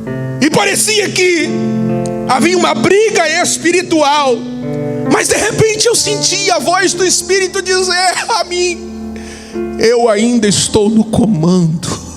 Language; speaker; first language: Portuguese; native; Portuguese